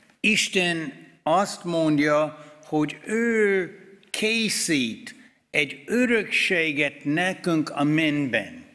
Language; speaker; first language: Hungarian; non-native, fluent; English